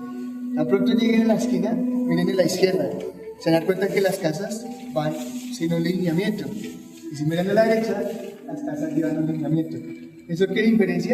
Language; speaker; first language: Spanish; native; Spanish